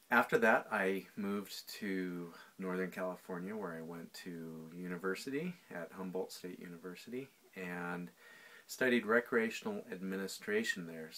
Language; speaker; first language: English; native; English